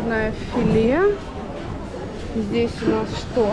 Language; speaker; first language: Russian; native; Russian